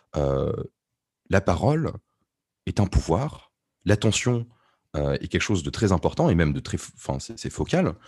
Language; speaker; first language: French; non-native, local second language; Arabic